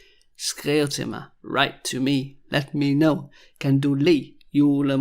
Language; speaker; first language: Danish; non-native, fluent; English